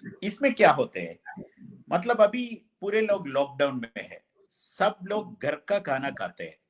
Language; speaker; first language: Hindi; non-native, fluent; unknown